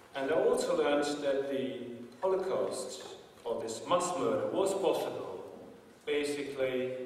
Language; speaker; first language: English; non-native, fluent; German